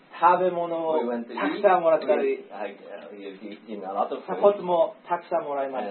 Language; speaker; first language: Japanese; non-native, learner; English